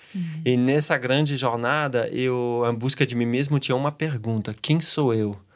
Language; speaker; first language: Portuguese; non-native, fluent; French